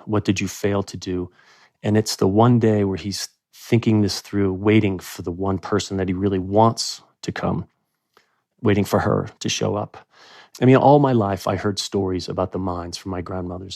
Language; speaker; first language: English; native; English